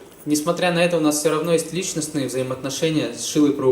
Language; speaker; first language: Russian; native; Russian